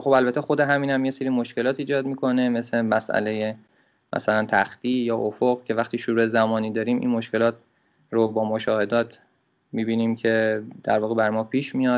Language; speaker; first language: Persian; native; Persian